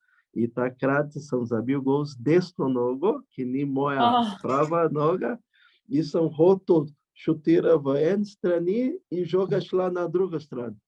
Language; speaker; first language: Slovenian; non-native, learner; Portuguese